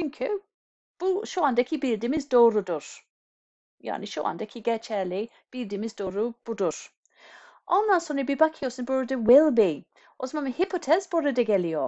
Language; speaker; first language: Turkish; non-native, fluent; English